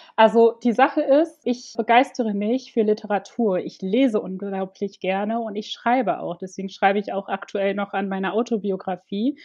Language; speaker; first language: German; early bilingual, other home language; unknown